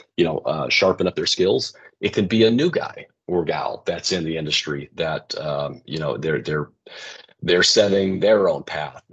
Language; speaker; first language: English; native; English